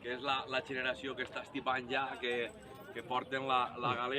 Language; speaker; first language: Catalan; native; Catalan